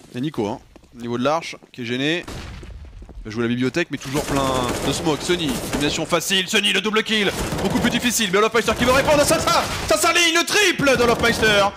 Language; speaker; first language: French; native; French